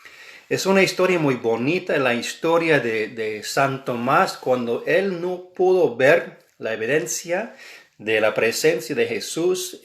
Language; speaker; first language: Spanish; non-native, fluent; English